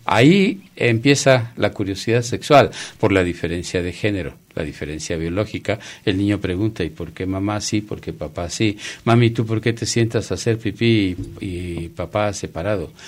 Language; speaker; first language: Spanish; native; Spanish